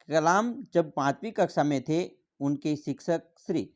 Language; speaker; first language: Hindi; non-native, local second language; Gujarati